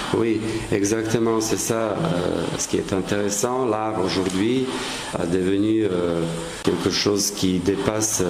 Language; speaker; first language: French; non-native, fluent; Serbian